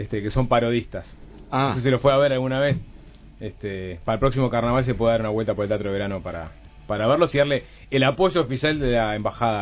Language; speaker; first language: Spanish; native; Spanish